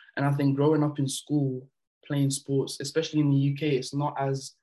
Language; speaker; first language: English; early bilingual, other home language; French